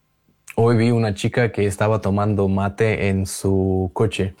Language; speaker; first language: Spanish; non-native, learner; Russian